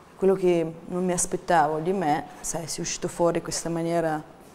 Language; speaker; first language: Italian; non-native, fluent; Ukrainian